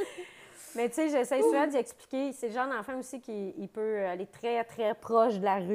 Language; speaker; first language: French; native; French